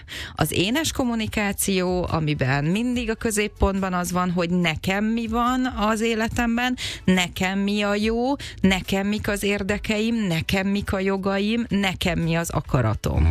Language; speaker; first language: Hungarian; native; Hungarian